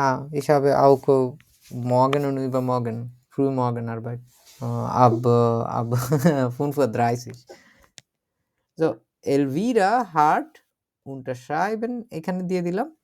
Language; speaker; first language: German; non-native, learner; Bangla